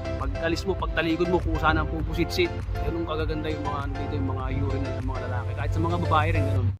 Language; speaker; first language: Filipino; native; Filipino